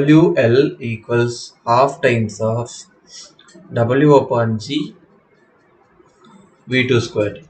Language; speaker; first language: English; non-native, local second language; Tamil